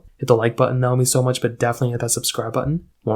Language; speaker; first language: English; native; English